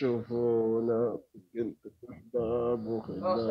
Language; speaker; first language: Arabic; native; Arabic